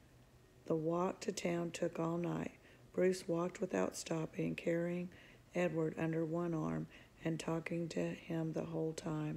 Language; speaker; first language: English; native; English